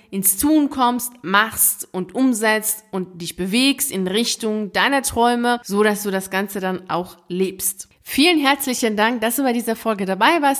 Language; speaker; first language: German; native; German